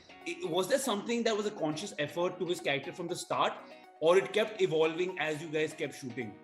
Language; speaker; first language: English; non-native, local second language; Hindi